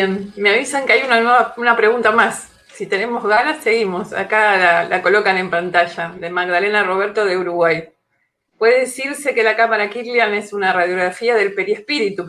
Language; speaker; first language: Spanish; native; Spanish